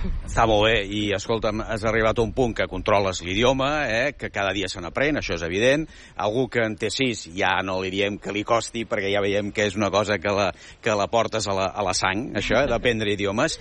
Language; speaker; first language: Catalan; native; Catalan